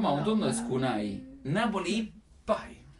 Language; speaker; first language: Japanese; non-native, learner; Italian